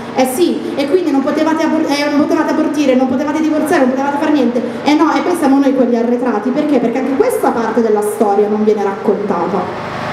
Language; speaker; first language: Italian; early bilingual, other home language; Arabic